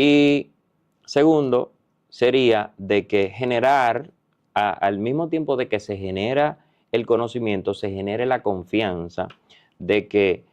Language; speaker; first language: Spanish; native; Spanish